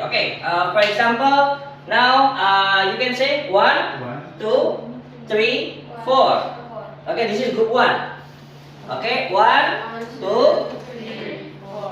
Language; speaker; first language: English; non-native, fluent; Indonesian